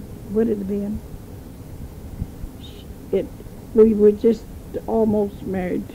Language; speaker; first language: English; native; English